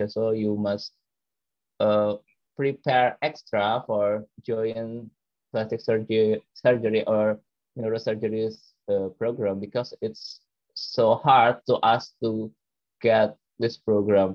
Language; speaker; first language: English; non-native, learner; Indonesian